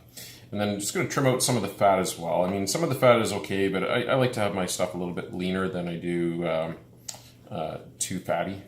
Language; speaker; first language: English; native; English